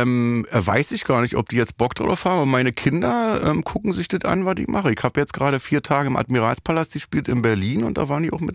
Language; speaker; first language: German; native; German